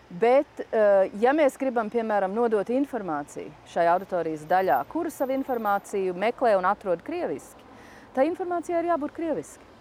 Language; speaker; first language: Latvian; early bilingual, heritage; Latvian